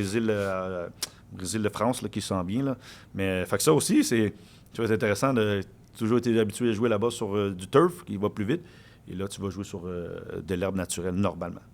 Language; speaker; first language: French; native; French